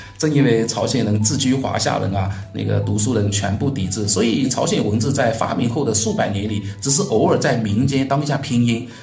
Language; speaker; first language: Chinese; non-native, local second language; Hakka Chinese